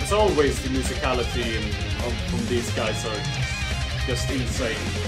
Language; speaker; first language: English; non-native, fluent; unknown